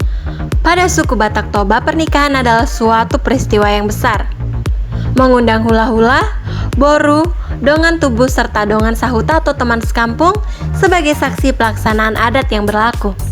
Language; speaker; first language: Indonesian; native; Indonesian